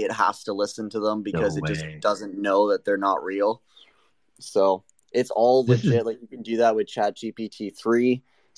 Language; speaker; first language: English; native; English